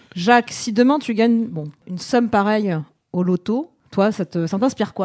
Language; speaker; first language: French; native; French